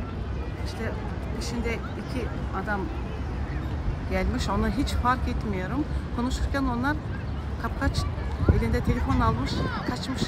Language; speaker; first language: Turkish; non-native, learner; Mongolian